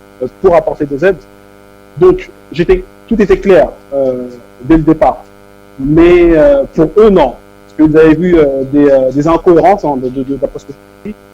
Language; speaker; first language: French; native; French